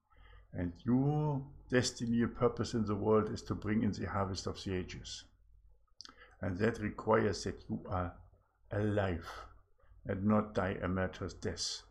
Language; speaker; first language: English; non-native, fluent; German